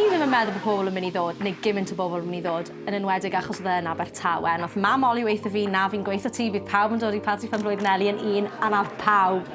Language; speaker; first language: Welsh; native; Welsh